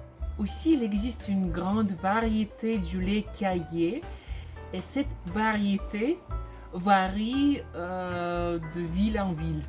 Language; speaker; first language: French; non-native, fluent; Russian